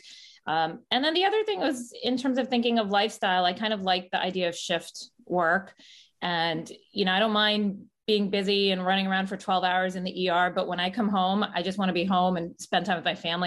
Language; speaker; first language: English; native; English